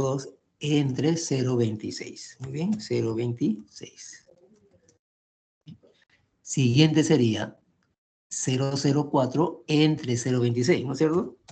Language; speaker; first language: Spanish; native; Spanish